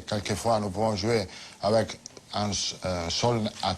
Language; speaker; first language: French; non-native, fluent; Italian